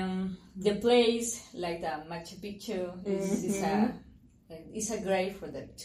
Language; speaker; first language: English; non-native, learner; Spanish